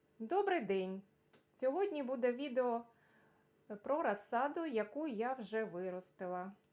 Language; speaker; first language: Ukrainian; non-native, local second language; Russian